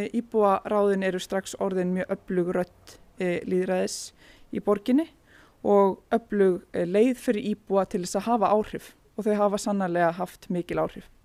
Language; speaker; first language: Icelandic; native; Icelandic